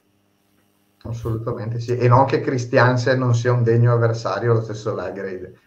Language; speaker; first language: Italian; native; Italian